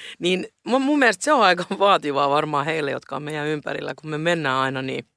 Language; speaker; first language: Finnish; non-native, local second language; Swedish